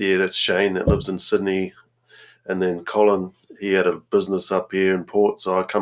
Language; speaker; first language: English; native; English